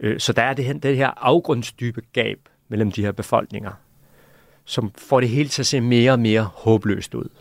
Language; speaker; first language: Danish; early bilingual, other home language; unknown